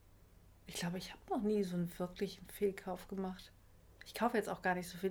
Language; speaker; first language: German; native; German